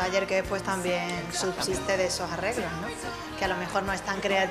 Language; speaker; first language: Spanish; native; Spanish